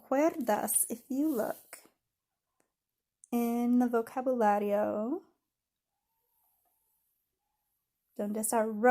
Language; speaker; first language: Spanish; non-native, fluent; English